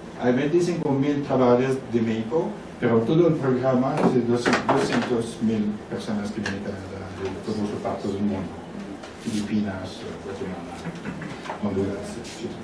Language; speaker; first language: Spanish; non-native, learner; French